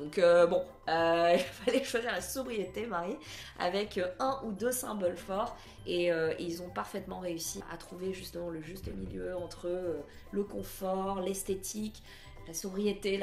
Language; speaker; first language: French; native; French